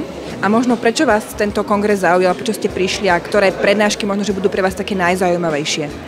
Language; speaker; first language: Slovak; native; Slovak